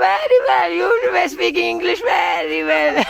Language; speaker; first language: English; non-native, learner; Malayalam